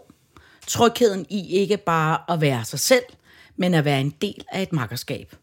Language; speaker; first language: Danish; native; Danish